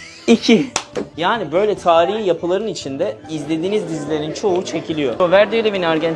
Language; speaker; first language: Turkish; native; Turkish